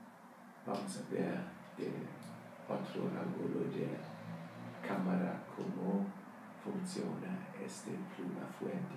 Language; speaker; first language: Spanish; non-native, learner; German